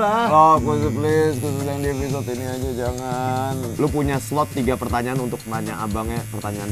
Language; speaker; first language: Indonesian; native; Indonesian